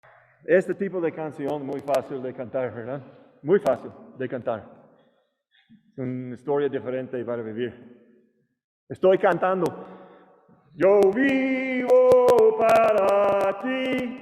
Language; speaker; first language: Spanish; non-native, learner; English